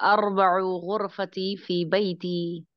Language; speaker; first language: Arabic; non-native, learner; Urdu